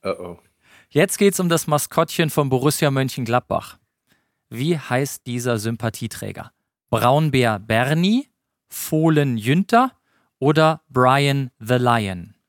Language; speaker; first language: German; native; German